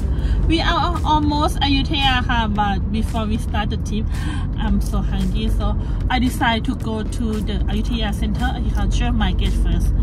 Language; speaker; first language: English; non-native, learner; Thai